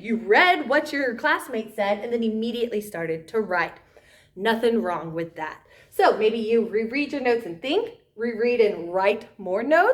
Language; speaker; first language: English; native; English